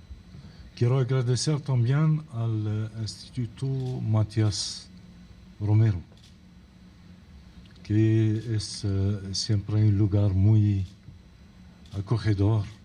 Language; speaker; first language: Spanish; non-native, fluent; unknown